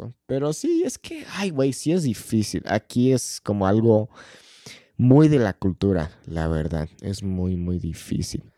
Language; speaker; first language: Spanish; non-native, fluent; English